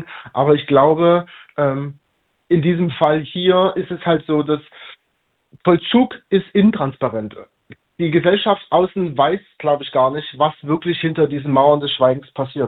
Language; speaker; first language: German; native; German